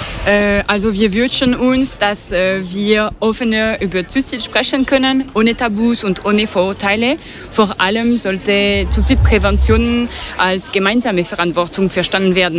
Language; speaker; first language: German; non-native, local second language; French